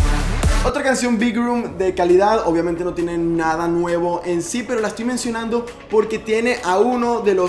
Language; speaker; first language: Spanish; native; Spanish